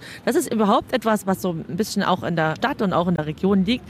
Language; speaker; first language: German; native; German